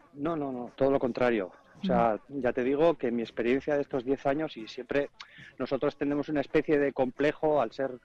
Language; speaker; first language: Spanish; non-native, local second language; Basque